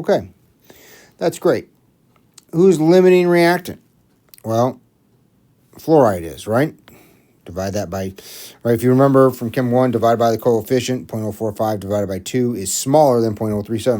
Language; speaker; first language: English; native; English